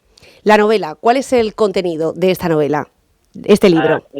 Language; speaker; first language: Spanish; native; Spanish